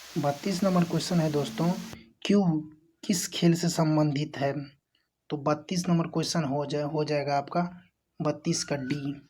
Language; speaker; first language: Hindi; native; Hindi